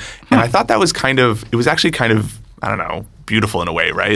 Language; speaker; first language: English; native; English